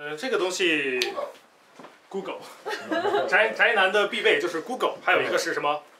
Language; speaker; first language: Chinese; native; Chinese